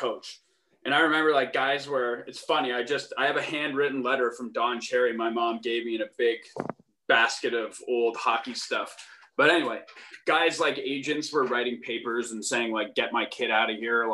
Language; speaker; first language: English; native; English